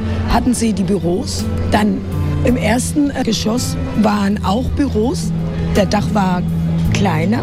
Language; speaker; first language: German; non-native, fluent; Spanish